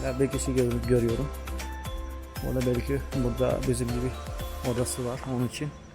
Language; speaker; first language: Turkish; non-native, fluent; Hindi